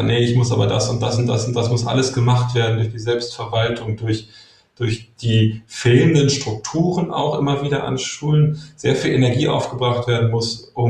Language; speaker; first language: German; native; German